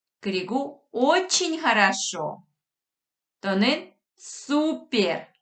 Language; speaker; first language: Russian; non-native, fluent; Korean